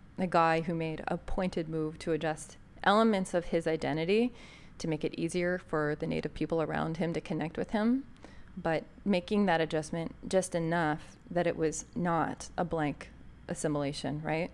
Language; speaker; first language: English; native; English